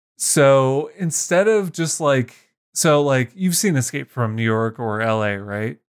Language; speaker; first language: English; native; English